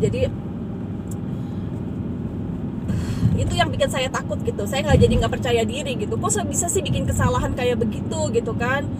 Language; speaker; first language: Indonesian; native; Indonesian